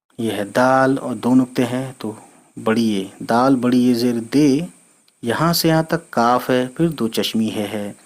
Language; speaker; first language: Urdu; native; Urdu